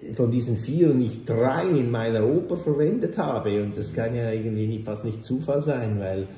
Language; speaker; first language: German; native; German